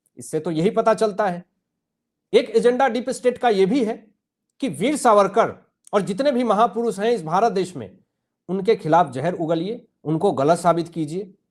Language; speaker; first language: Hindi; native; Hindi